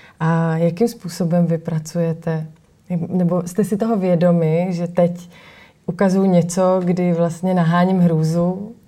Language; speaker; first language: Czech; native; Czech